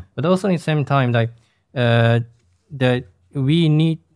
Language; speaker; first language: English; non-native, fluent; Japanese